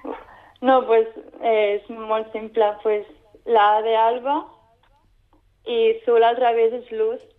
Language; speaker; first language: Catalan; non-native, local second language; Spanish